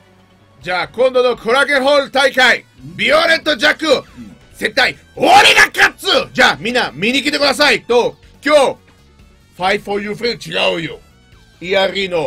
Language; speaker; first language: Japanese; non-native, learner; Spanish